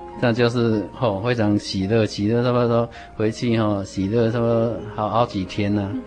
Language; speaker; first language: Chinese; native; Chinese